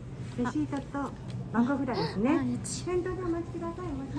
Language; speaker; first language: Japanese; native; Japanese